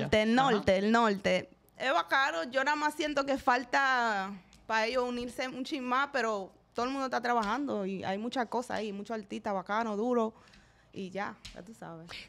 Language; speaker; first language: Spanish; early bilingual, heritage; Spanish